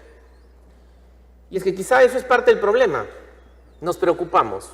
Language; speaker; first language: Spanish; native; Spanish